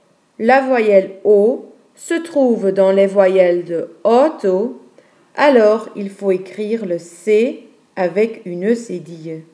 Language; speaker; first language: French; non-native, fluent; Dutch